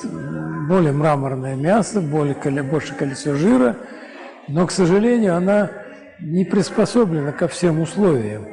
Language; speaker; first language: Russian; native; Russian